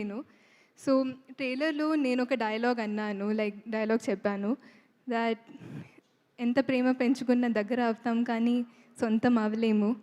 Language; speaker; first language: Telugu; non-native, fluent; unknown